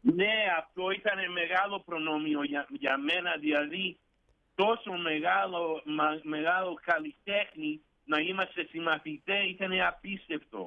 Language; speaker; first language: Greek; early bilingual, heritage; Greek